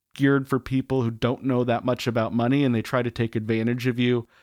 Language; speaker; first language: English; native; English